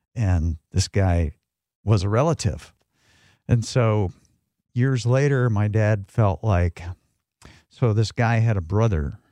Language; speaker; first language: English; native; English